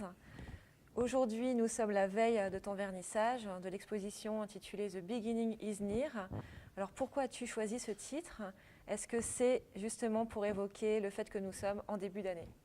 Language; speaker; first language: French; native; French